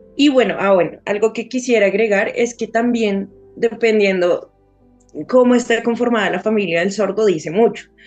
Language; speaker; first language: Spanish; native; Spanish